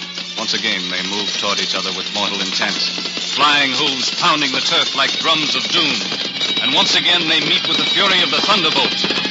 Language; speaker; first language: English; native; English